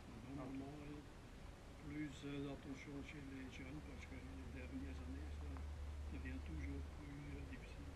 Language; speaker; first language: French; non-native, fluent; Dutch